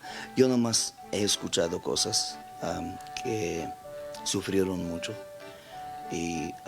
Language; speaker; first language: Spanish; non-native, local second language; Plautdietsch